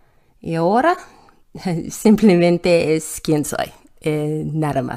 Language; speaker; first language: Spanish; non-native, learner; English